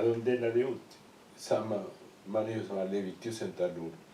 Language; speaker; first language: Swedish; non-native, learner; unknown